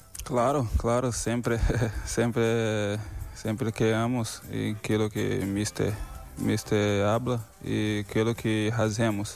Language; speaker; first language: Spanish; non-native, learner; Portuguese